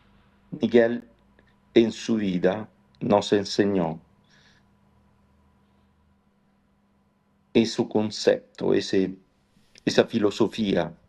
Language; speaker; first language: Spanish; non-native, fluent; Italian